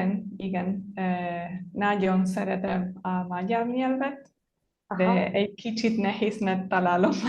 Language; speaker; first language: Hungarian; non-native, learner; Spanish